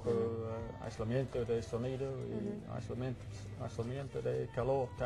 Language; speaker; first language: Spanish; non-native, learner; English